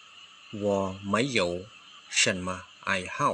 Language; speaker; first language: Chinese; non-native, fluent; Khmer